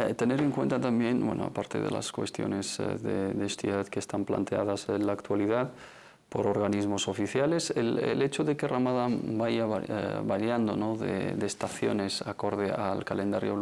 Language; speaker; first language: Spanish; native; Spanish